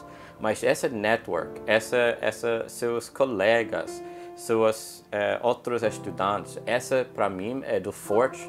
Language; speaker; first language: Portuguese; non-native, learner; English